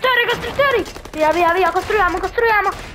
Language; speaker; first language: Italian; native; Italian